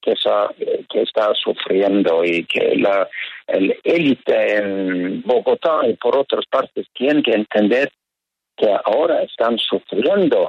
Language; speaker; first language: Spanish; non-native, fluent; Norwegian